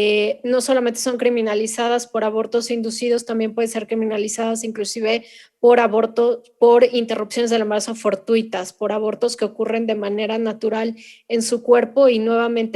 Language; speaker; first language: Spanish; native; Spanish